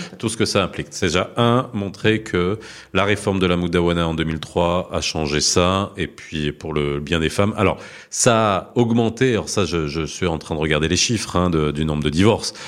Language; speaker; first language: French; early bilingual, other home language; Arabic